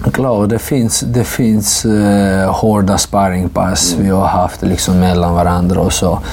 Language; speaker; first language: Swedish; non-native, fluent; Georgian